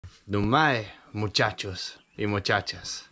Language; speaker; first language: Spanish; non-native, learner; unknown